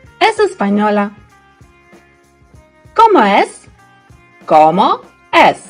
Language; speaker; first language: Spanish; non-native, fluent; Ukrainian